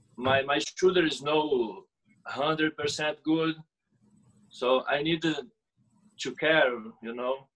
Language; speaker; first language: English; non-native, learner; Portuguese